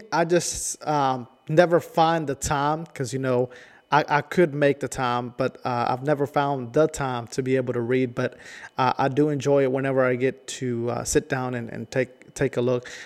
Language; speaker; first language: English; non-native, fluent; Spanish